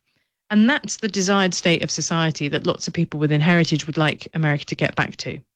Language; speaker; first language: English; native; English